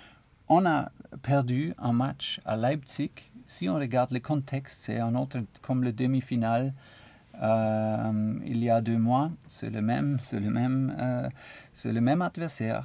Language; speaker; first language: French; non-native, learner; German